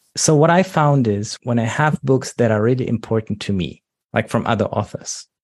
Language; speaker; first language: English; non-native, fluent; German